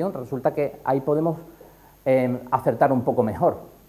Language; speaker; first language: Spanish; native; Spanish